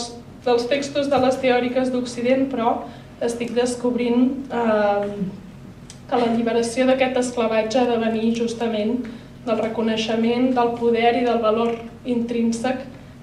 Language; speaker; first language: Catalan; native; Catalan